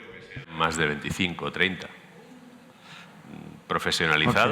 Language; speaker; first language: Spanish; native; Spanish